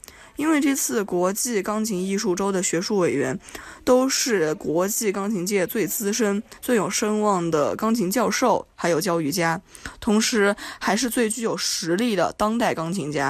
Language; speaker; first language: Chinese; native; Chinese